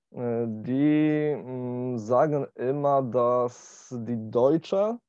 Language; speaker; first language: German; non-native, learner; Polish